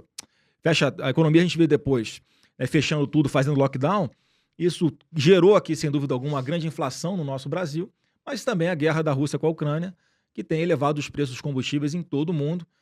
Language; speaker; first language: Portuguese; native; Portuguese